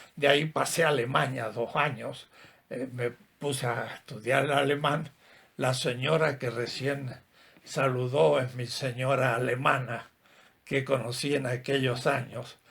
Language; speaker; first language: Spanish; native; Spanish